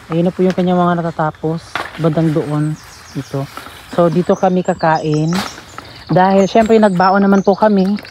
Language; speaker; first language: Filipino; non-native, local second language; Cebuano